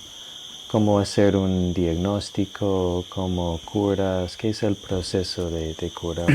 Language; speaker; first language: Spanish; non-native, fluent; English